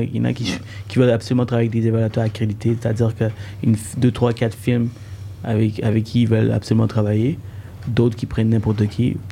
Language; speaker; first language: French; early bilingual, other home language; Tamil